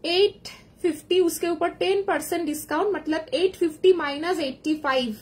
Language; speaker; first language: Hindi; non-native, local second language; Bangla